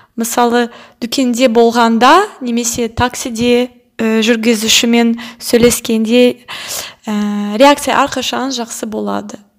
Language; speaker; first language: Kazakh; non-native, learner; Russian